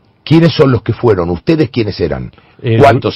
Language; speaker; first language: Spanish; native; Spanish